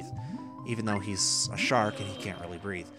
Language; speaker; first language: English; native; English